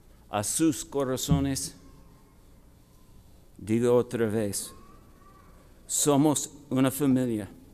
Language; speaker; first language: Spanish; non-native, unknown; English